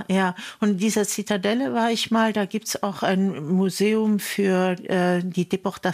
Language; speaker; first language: German; native; German